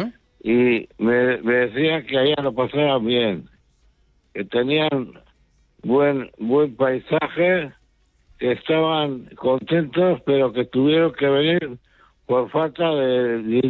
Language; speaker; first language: Spanish; non-native, local second language; Basque